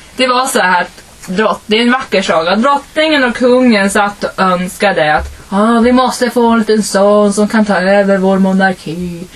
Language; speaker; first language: Swedish; early bilingual, other home language; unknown